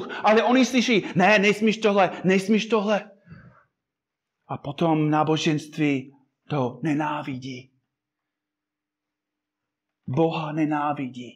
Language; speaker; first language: Czech; non-native, fluent; English